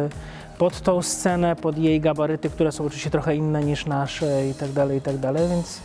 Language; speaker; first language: Polish; native; Polish